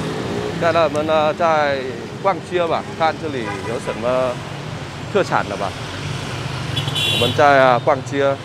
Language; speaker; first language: Chinese; non-native, learner; Vietnamese